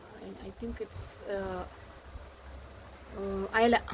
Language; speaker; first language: English; non-native, learner; Malayalam